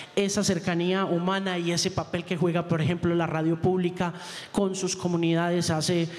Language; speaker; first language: Spanish; native; Spanish